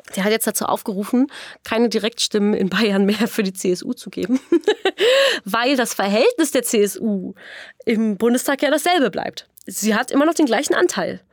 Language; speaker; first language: German; native; German